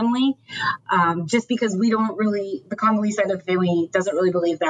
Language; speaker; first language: English; early bilingual, other home language; French